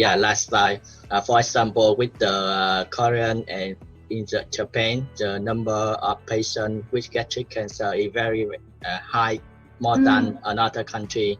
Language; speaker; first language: English; non-native, learner; Vietnamese